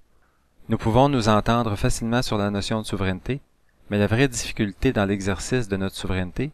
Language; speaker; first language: French; native; French